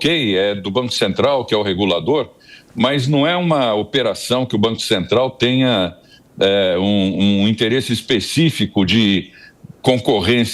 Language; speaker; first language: Portuguese; native; Portuguese